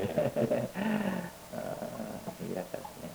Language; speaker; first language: Japanese; native; Japanese